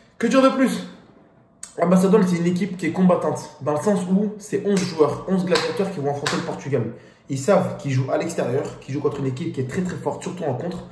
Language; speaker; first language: French; native; French